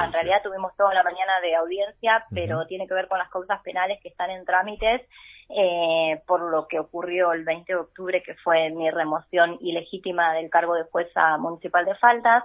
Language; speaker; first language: Spanish; native; Spanish